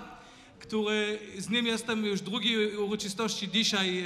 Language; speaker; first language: Polish; non-native, fluent; Hebrew